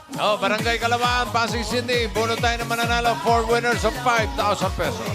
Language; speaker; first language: Filipino; native; Filipino